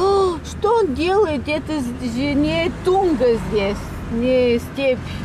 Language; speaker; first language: Russian; non-native, learner; French